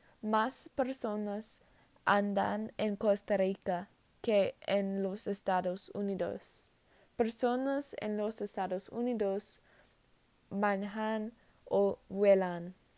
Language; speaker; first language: Spanish; non-native, learner; English